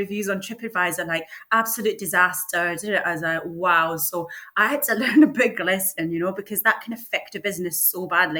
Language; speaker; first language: English; native; English